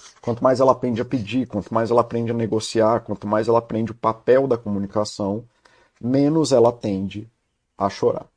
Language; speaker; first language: Portuguese; native; Portuguese